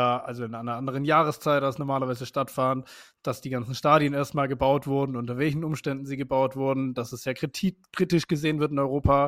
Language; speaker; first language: German; native; German